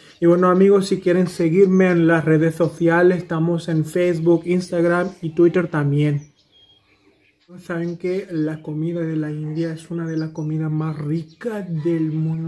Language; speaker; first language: Spanish; non-native, fluent; Hindi